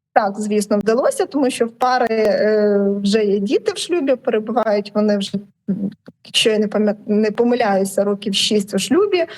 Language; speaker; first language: Ukrainian; native; Ukrainian